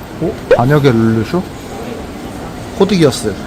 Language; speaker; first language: Korean; native; Korean